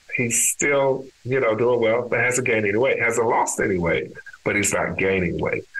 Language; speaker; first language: English; native; English